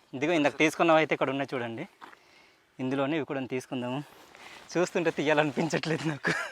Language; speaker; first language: Telugu; native; Telugu